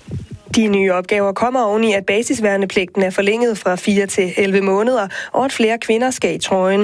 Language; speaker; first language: Danish; native; Danish